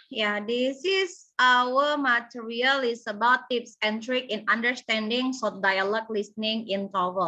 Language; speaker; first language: English; non-native, learner; Indonesian